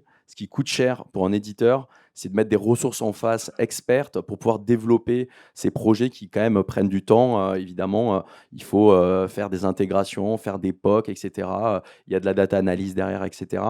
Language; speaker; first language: French; native; French